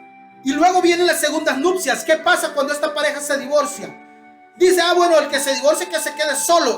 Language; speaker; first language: Spanish; native; Spanish